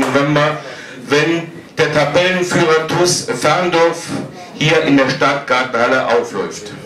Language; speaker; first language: German; native; German